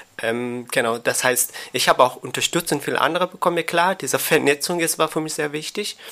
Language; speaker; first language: German; non-native, learner; Persian